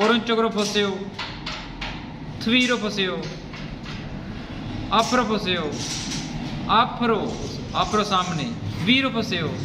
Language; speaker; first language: Korean; non-native, fluent; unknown